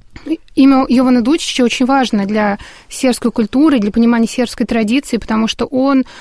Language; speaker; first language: Russian; native; Russian